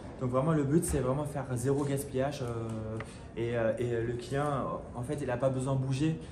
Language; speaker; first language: French; non-native, fluent; German